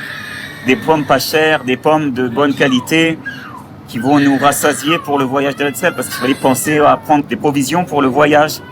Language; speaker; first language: French; native; French